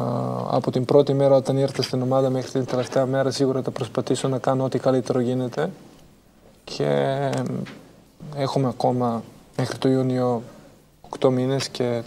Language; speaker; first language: Greek; non-native, fluent; Serbian